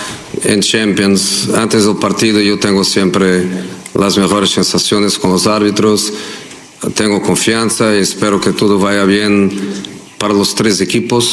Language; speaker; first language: Spanish; non-native, fluent; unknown